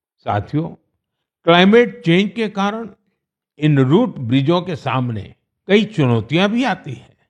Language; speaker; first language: Hindi; non-native, local second language; Gujarati